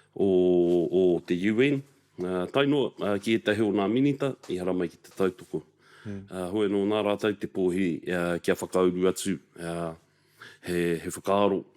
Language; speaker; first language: Māori; native; Māori